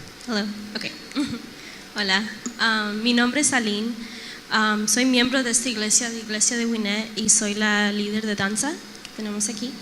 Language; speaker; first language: Spanish; early bilingual, heritage; Spanish